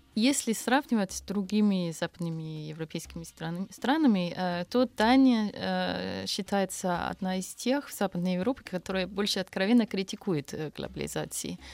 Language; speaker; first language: Russian; non-native, fluent; Danish